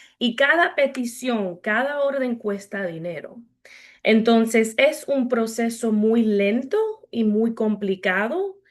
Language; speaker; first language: Spanish; early bilingual, heritage; Spanish